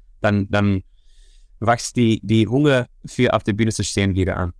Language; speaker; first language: German; non-native, learner; Dutch